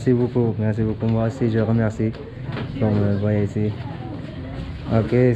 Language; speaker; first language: French; non-native, learner; Arabic